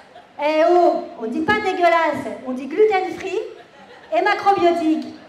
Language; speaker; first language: French; native; French